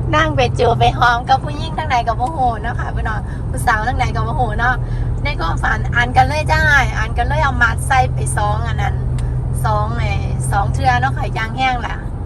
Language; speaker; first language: Thai; native; Thai